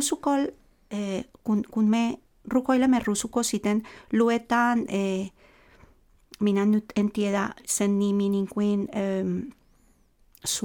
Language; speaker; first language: Finnish; non-native, fluent; Spanish